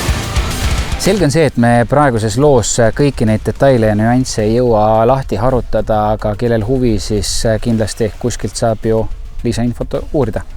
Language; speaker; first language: Estonian; native; Estonian